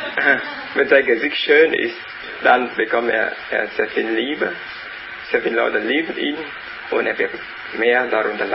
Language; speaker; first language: German; non-native, learner; Vietnamese